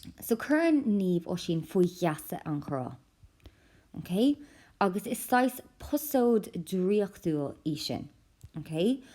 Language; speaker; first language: Irish; non-native, local second language; English